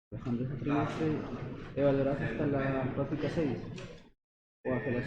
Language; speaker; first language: Spanish; native; Spanish